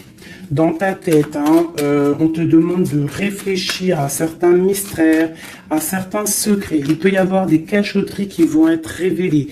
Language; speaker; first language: French; native; French